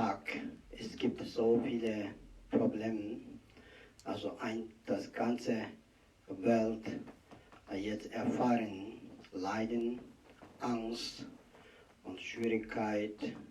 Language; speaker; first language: German; non-native, learner; Tibetan